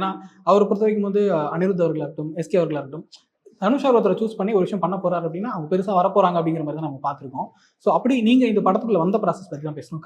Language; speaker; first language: Tamil; native; Tamil